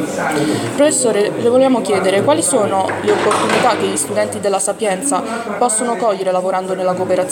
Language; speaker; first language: Italian; native; Italian